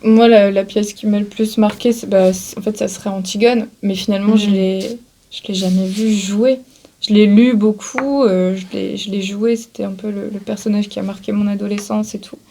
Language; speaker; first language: French; native; French